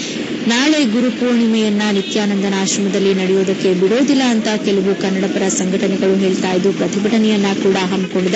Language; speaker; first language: Kannada; native; Kannada